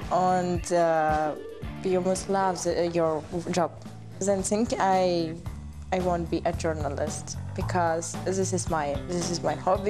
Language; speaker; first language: English; non-native, learner; German